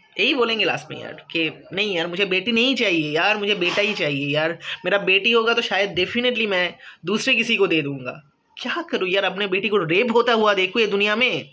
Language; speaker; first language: Hindi; non-native, local second language; Bangla